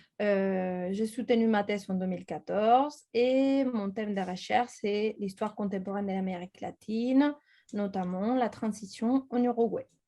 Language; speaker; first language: French; non-native, fluent; Spanish